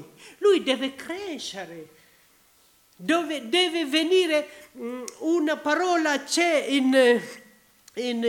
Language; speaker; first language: Italian; non-native, learner; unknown